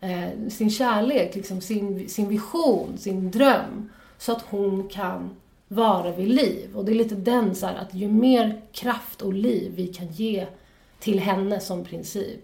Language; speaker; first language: Swedish; native; Swedish